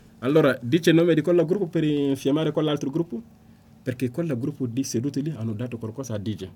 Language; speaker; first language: Italian; non-native, fluent; Bambara